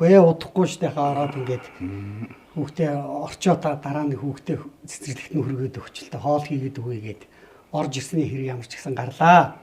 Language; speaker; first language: Mongolian; native; Mongolian